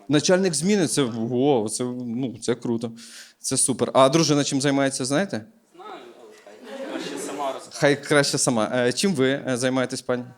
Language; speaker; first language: Ukrainian; native; Ukrainian